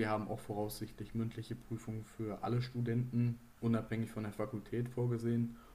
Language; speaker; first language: German; native; German